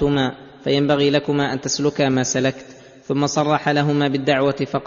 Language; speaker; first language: Arabic; native; Arabic